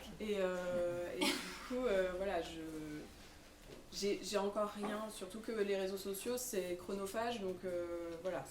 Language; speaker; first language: French; native; French